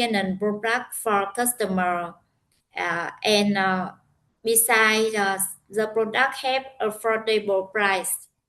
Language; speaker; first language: English; non-native, learner; Vietnamese